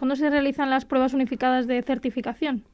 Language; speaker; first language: Spanish; native; Spanish